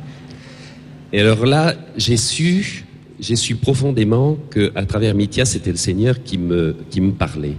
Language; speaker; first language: French; native; French